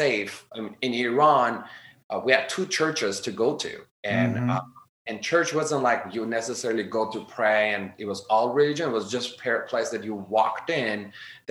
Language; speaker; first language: English; non-native, fluent; Armenian